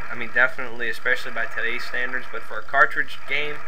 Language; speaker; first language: English; native; English